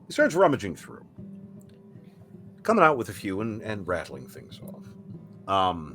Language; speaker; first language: English; native; English